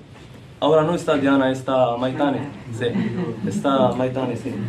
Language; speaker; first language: Spanish; non-native, learner; Central Atlas Tamazight